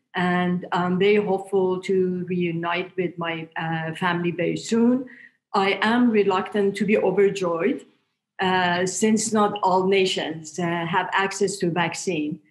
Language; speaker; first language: English; non-native, fluent; Persian